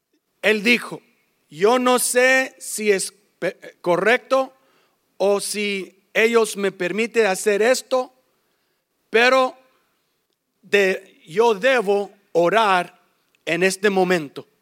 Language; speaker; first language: Spanish; early bilingual, heritage; English